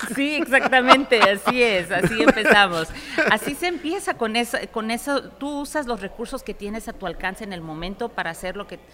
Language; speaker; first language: Spanish; early bilingual, heritage; Spanish